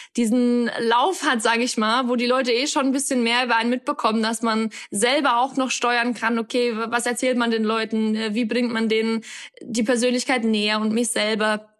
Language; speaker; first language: German; native; German